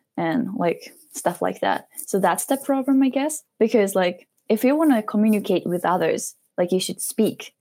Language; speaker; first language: English; non-native, fluent; Japanese